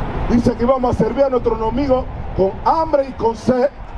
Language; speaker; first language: Spanish; early bilingual, heritage; Spanish